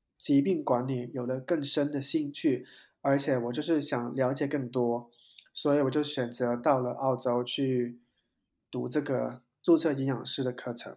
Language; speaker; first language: Chinese; non-native, local second language; Cantonese